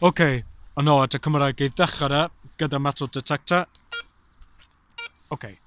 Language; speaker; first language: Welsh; non-native, learner; English